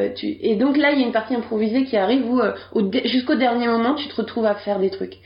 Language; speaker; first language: French; native; French